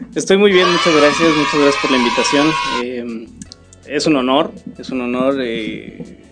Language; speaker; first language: Spanish; native; Spanish